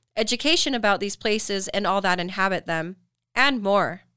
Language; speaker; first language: English; native; English